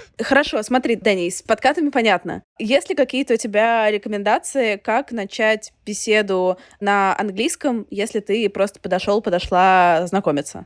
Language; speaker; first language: Russian; native; Russian